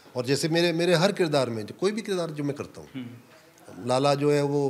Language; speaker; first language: Hindi; native; Hindi